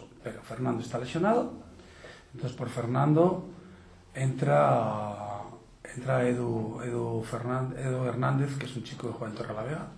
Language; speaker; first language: Spanish; native; Spanish